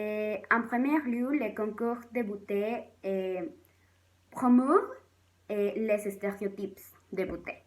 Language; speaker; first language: French; non-native, learner; Spanish